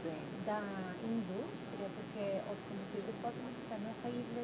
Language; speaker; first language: Portuguese; non-native, learner; Spanish